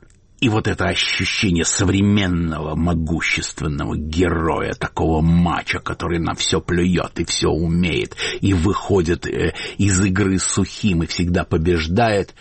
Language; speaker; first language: Russian; native; Russian